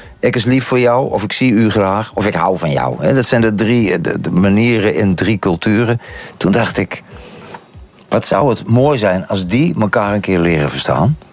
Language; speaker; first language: Dutch; native; Dutch